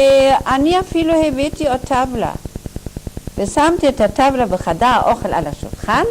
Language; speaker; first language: Hebrew; non-native, fluent; German